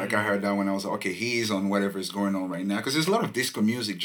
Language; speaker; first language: English; non-native, fluent; French